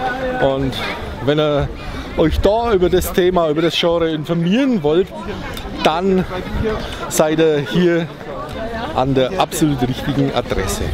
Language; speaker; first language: German; native; German